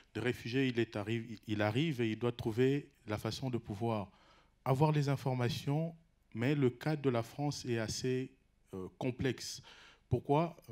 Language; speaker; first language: French; non-native, local second language; Lingala